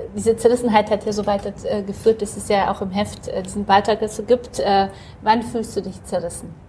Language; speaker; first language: German; early bilingual, other home language; Polish